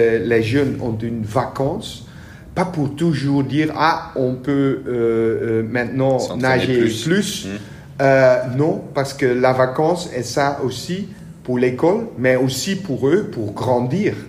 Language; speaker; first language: French; non-native, learner; Dutch